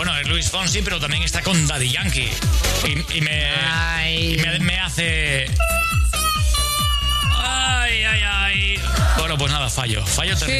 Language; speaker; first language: Spanish; native; Spanish